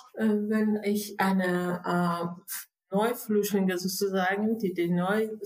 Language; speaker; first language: German; non-native, fluent; Persian